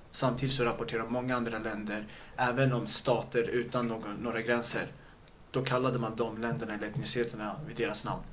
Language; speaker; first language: Swedish; early bilingual, other home language; Kurdish